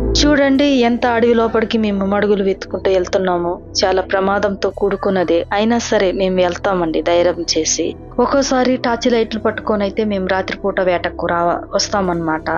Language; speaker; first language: Telugu; non-native, local second language; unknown